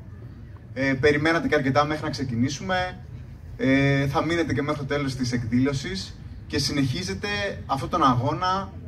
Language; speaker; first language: Greek; native; Greek